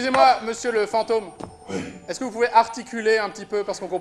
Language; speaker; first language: French; native; French